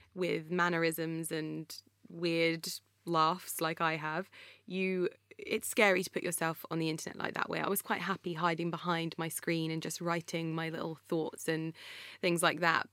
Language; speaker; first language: English; native; English